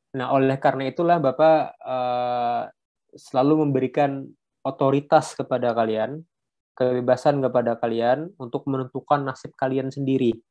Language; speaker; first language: Indonesian; non-native, local second language; Banjar